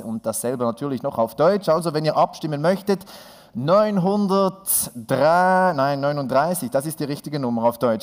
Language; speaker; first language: German; native; German